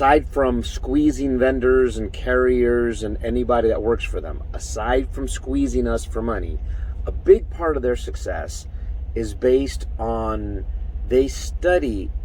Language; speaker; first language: English; native; English